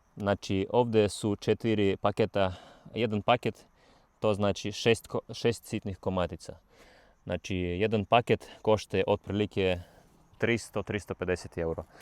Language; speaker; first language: Bosnian; non-native, learner; Russian